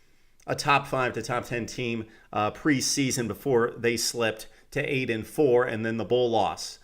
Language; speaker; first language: English; native; English